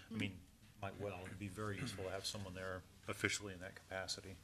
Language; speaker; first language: English; native; English